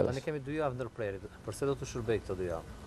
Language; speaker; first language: Albanian; native; Albanian